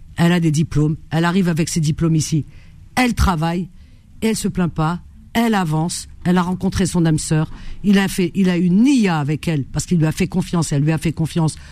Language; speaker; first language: French; native; French